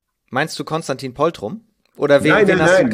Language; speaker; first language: German; native; German